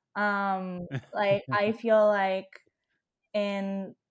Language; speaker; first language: English; non-native, fluent; Italian